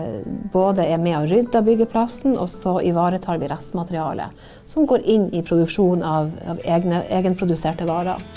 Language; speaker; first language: Norwegian; native; Norwegian